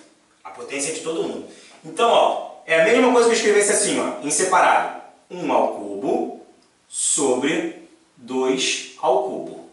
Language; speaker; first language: Portuguese; native; Portuguese